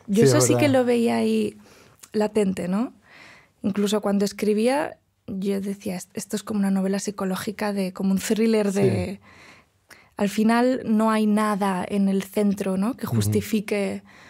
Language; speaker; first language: Spanish; non-native, local second language; Galician